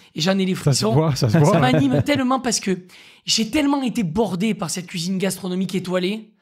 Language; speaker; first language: French; native; French